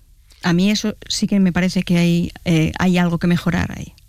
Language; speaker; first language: Spanish; native; Spanish